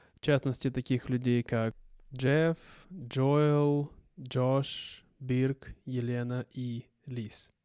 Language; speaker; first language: Russian; native; Russian